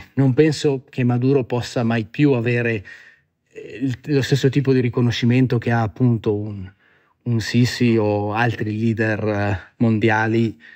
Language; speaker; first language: Italian; native; Italian